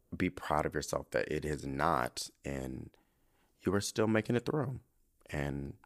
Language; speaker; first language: English; native; English